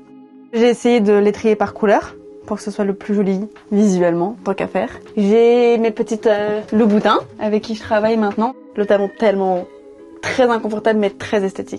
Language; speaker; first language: French; native; French